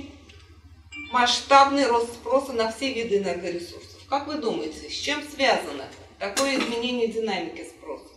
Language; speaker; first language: Russian; native; Russian